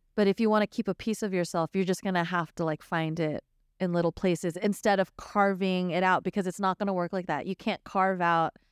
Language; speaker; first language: English; native; English